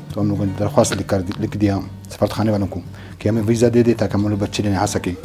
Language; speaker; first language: Hindi; non-native, local second language; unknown